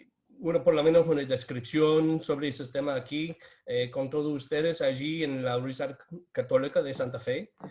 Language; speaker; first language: Spanish; non-native, fluent; English